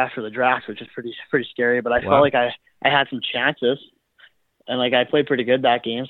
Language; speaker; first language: English; native; English